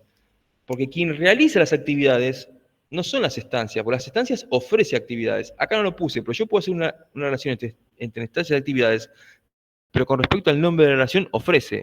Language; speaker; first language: Spanish; native; Spanish